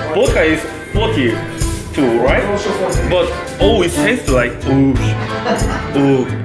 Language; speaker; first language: English; non-native, learner; Korean